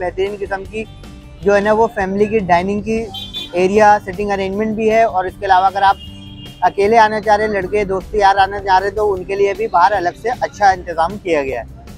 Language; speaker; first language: Urdu; native; Urdu